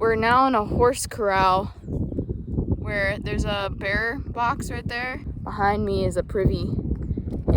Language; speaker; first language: English; native; English